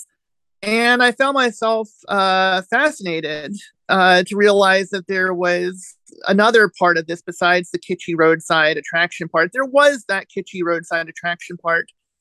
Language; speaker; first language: English; native; English